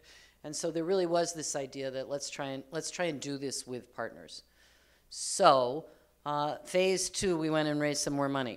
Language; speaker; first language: English; native; English